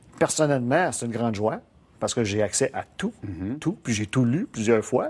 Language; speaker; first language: French; native; French